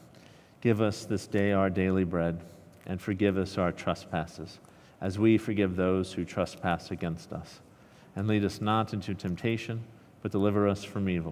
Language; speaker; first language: English; native; English